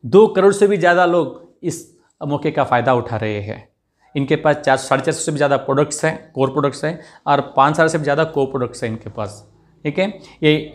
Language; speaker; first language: Hindi; non-native, local second language; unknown